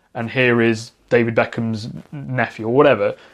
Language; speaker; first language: English; native; English